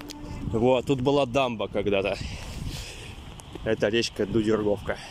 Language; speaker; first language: Russian; native; Russian